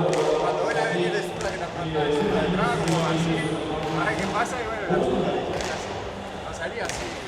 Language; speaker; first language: Spanish; native; Spanish